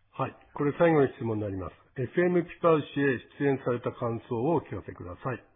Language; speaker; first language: Japanese; native; Japanese